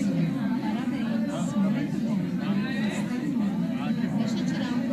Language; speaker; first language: Portuguese; native; Portuguese